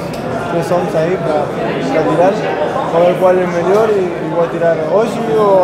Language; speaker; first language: Portuguese; non-native, learner; Spanish